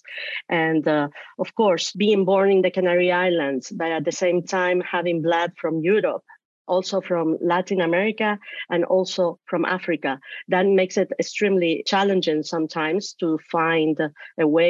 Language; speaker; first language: English; non-native, fluent; Spanish